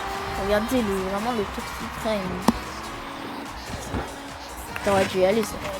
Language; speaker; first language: French; native; French